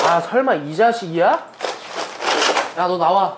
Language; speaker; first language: Korean; native; Korean